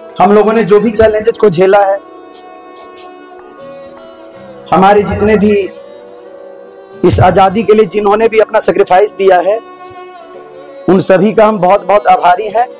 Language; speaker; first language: Hindi; native; Hindi